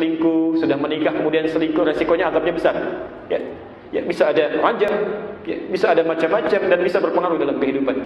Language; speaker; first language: Indonesian; native; Indonesian